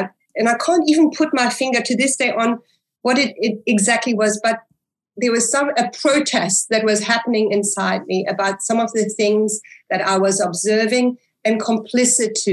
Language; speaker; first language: English; early bilingual, other home language; German